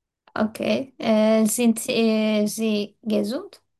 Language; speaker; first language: German; non-native, learner; Turkish